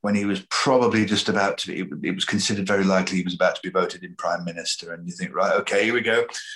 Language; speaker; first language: English; native; English